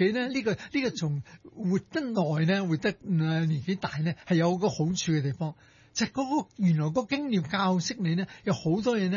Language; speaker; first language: Cantonese; native; Cantonese